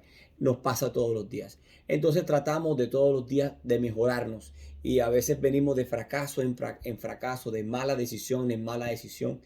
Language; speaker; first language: Spanish; native; Spanish